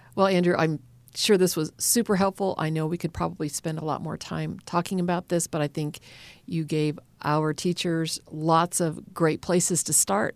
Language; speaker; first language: English; native; English